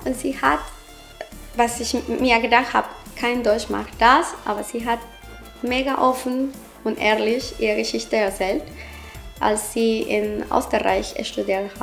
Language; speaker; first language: German; non-native, fluent; Spanish